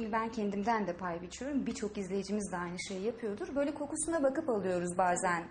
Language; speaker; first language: Turkish; native; Turkish